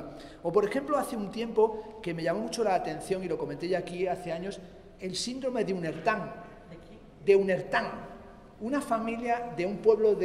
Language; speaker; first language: Spanish; native; Spanish